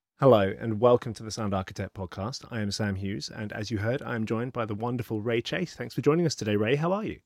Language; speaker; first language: English; native; English